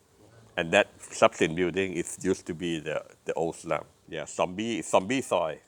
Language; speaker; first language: English; non-native, learner; Thai